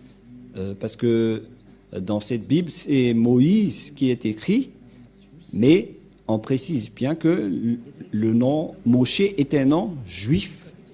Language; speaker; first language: French; non-native, local second language; Malagasy